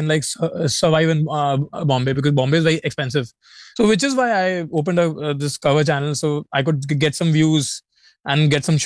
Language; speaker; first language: English; non-native, local second language; Hindi